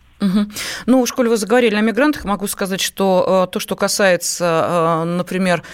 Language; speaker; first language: Russian; native; Russian